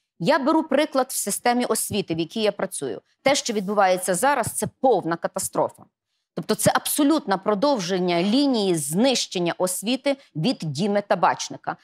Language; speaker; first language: Ukrainian; native; Ukrainian